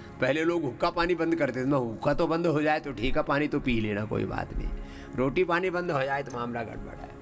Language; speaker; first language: Hindi; native; Hindi